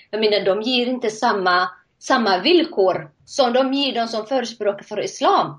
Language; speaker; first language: Swedish; non-native, fluent; Somali